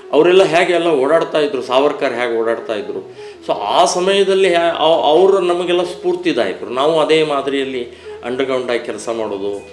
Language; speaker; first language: Kannada; native; Kannada